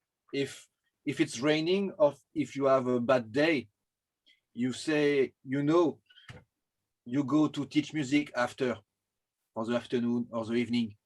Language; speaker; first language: English; non-native, learner; French